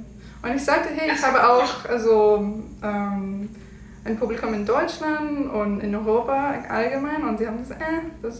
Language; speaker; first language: German; non-native, learner; English